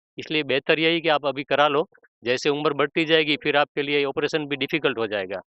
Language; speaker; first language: Hindi; non-native, local second language; Gujarati